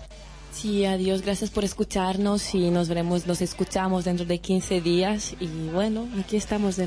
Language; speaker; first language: Spanish; native; Spanish